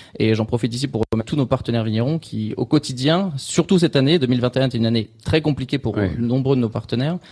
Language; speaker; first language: French; native; French